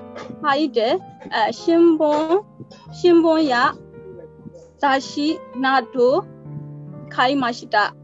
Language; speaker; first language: Japanese; non-native, learner; Burmese